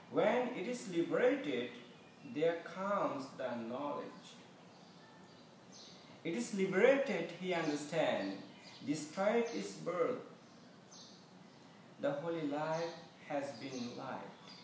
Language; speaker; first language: English; non-native, fluent; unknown